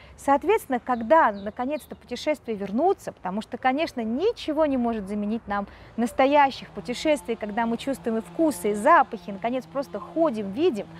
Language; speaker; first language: Russian; native; Russian